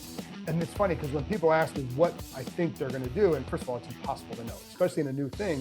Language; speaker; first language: English; native; English